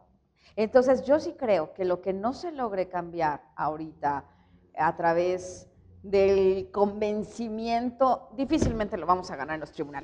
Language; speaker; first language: Spanish; native; Spanish